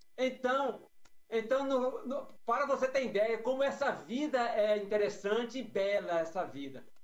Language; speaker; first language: Portuguese; native; Portuguese